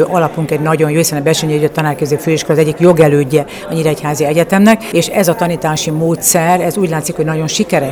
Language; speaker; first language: Hungarian; native; Hungarian